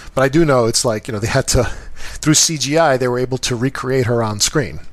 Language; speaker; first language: English; native; English